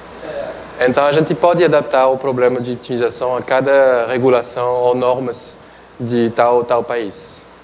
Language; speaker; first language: Portuguese; non-native, fluent; French